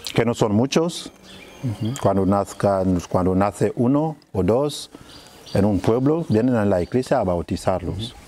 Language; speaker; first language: Spanish; non-native, fluent; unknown